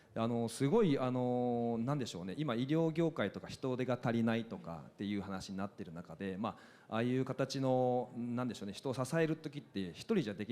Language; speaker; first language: Japanese; native; Japanese